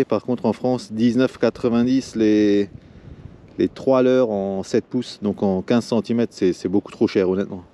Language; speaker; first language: French; native; French